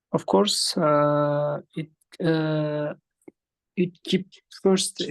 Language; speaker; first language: English; non-native, fluent; Kazakh